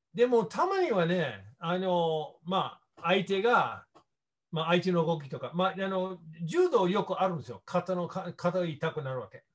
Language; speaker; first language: Japanese; non-native, fluent; English